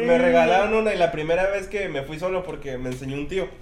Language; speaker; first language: Spanish; native; Spanish